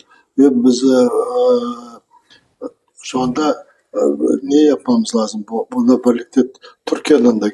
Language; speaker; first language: Turkish; non-native, learner; Kazakh